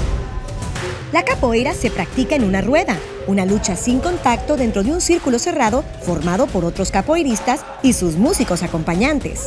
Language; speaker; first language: Spanish; native; Spanish